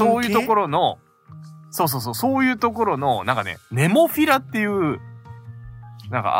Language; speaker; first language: Japanese; native; Japanese